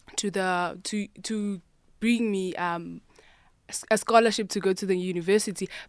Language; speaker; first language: English; non-native, local second language; Xhosa